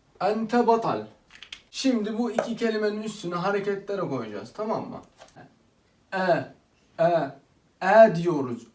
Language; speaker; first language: Turkish; non-native, fluent; Arabic